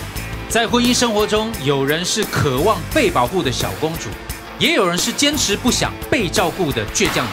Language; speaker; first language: Chinese; native; Chinese